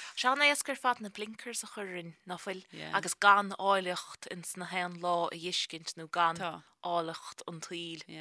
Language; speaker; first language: Irish; native; Irish